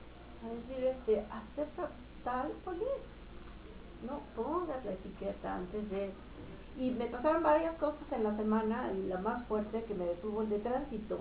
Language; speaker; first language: Spanish; native; Spanish